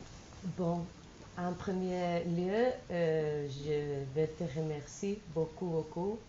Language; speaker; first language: French; non-native, fluent; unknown